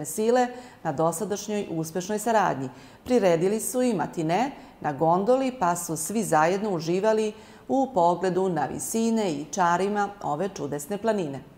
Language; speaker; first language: Serbian; native; Serbian